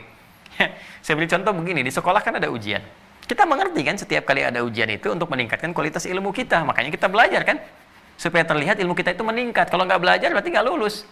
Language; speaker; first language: Indonesian; native; Indonesian